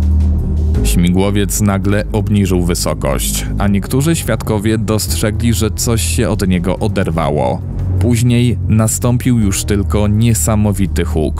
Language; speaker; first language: Polish; native; Polish